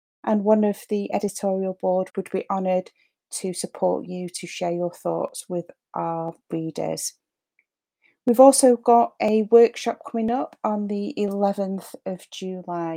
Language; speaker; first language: English; native; English